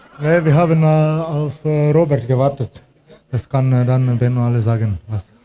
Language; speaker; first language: German; non-native, learner; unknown